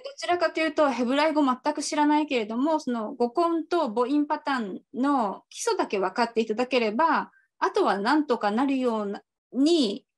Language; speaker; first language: Japanese; native; Japanese